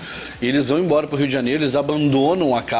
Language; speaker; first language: Portuguese; native; Portuguese